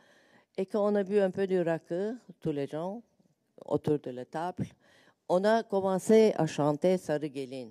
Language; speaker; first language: French; non-native, learner; Turkish